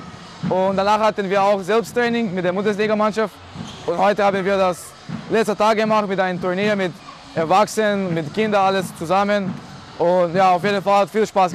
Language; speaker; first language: German; non-native, learner; Portuguese